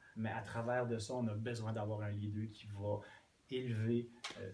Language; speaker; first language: French; non-native, fluent; English